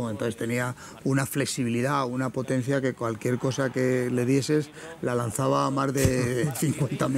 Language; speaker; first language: Spanish; native; Spanish